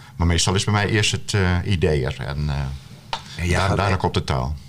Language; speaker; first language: Dutch; native; Dutch